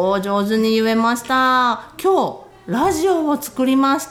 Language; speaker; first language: Japanese; native; Japanese